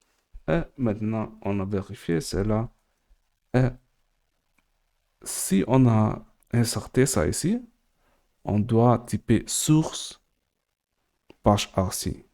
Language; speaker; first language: French; non-native, learner; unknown